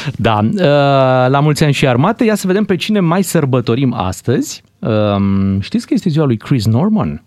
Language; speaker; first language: Romanian; native; Romanian